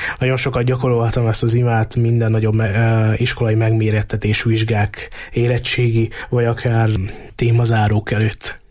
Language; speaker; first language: Hungarian; native; Hungarian